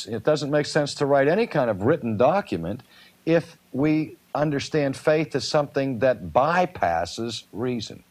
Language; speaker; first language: English; native; English